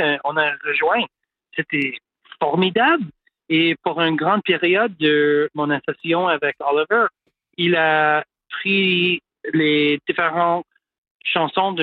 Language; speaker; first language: French; non-native, local second language; English